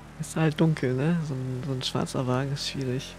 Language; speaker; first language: German; native; German